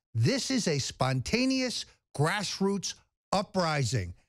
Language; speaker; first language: English; native; English